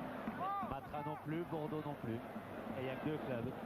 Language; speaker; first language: French; native; French